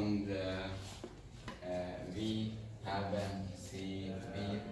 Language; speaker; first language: German; non-native, learner; Hungarian